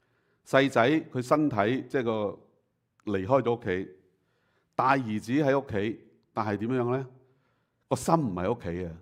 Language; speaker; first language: Chinese; native; Chinese